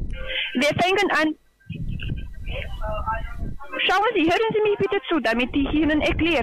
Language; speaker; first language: German; non-native, learner; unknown